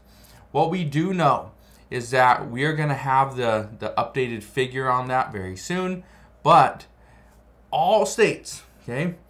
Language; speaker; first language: English; native; English